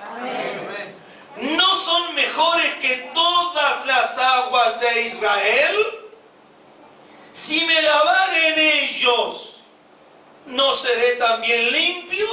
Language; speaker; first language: Spanish; native; Spanish